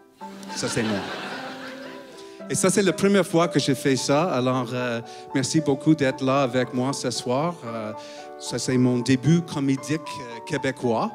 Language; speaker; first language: French; non-native, fluent; English